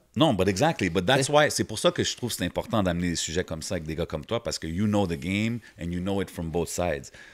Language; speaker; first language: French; native; French